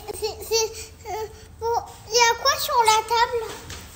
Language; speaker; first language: French; native; French